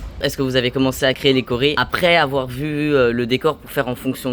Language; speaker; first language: French; native; French